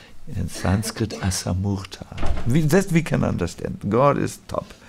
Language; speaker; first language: English; non-native, fluent; German